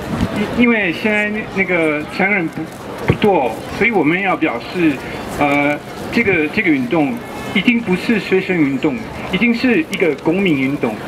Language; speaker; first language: Chinese; non-native, fluent; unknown